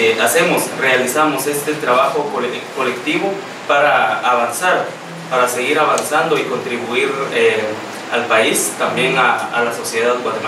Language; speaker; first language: Spanish; native; Spanish